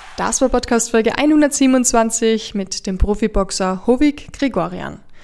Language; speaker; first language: German; native; German